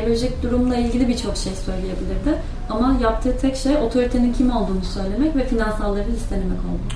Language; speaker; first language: Turkish; native; Turkish